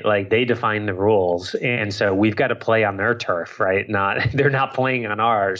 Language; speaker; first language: English; native; English